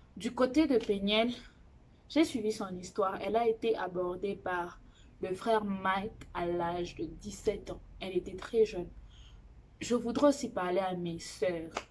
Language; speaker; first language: French; non-native, local second language; Lingala